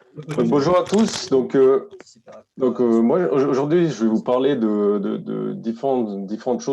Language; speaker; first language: French; native; French